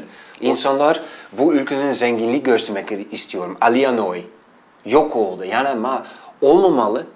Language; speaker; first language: Turkish; non-native, fluent; Dutch